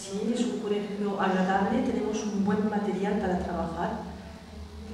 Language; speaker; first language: Spanish; non-native, fluent; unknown